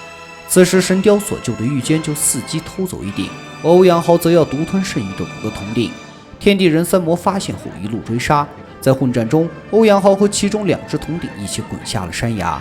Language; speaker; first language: Chinese; native; Chinese